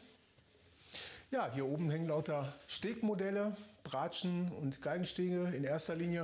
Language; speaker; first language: German; native; German